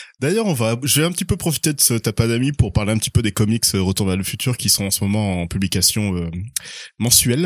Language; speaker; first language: French; native; French